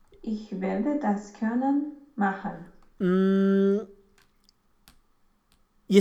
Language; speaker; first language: German; non-native, learner; Romanian